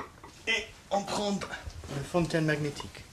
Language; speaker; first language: French; non-native, fluent; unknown